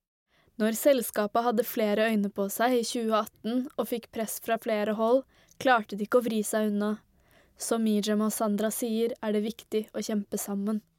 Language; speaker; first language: Norwegian; native; Norwegian